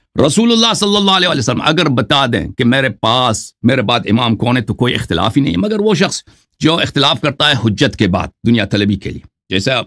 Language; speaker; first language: Urdu; non-native, fluent; Persian